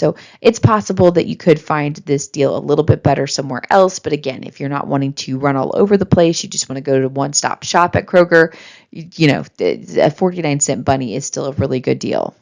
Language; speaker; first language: English; native; English